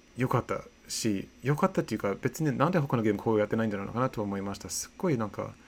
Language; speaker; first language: Japanese; non-native, fluent; English